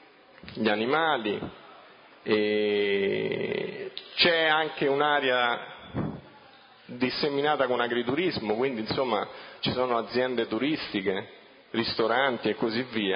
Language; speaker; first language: Italian; native; Italian